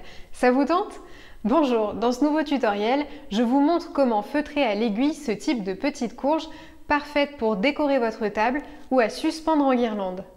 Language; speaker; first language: French; native; French